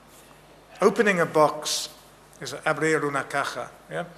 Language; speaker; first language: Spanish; non-native, fluent; English